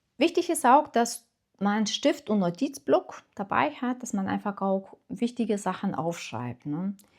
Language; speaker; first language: German; non-native, fluent; Lithuanian